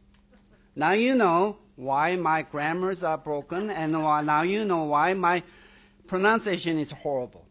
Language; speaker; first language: English; non-native, fluent; Korean